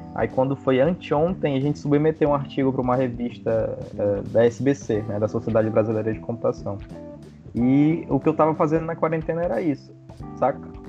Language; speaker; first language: Portuguese; native; Portuguese